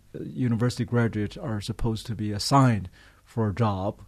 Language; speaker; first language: English; non-native, fluent; Chinese